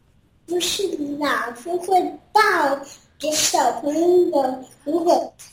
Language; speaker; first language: Chinese; early bilingual, heritage; Chinese